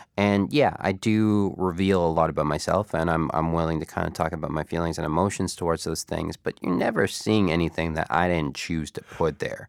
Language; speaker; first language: English; native; English